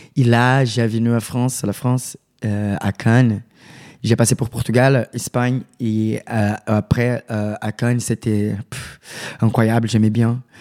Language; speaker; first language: French; non-native, learner; Portuguese